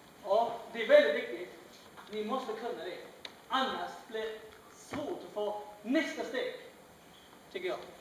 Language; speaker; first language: Swedish; non-native, learner; Chinese